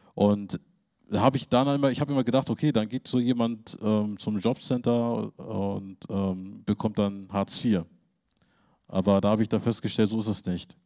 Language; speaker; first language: German; native; German